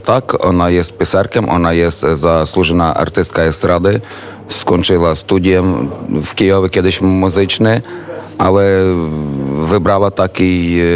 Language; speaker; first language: Polish; non-native, learner; Ukrainian